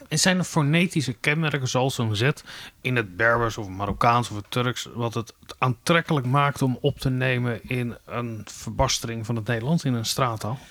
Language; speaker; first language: Dutch; native; Dutch